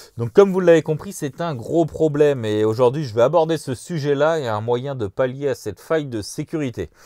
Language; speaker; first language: French; native; French